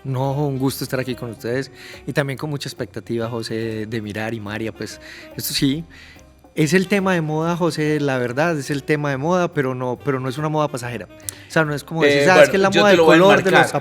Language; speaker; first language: Spanish; native; Spanish